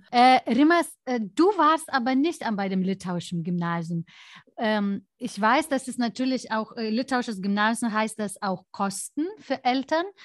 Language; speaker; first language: German; non-native, fluent; Lithuanian